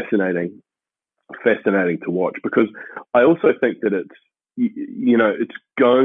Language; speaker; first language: English; native; English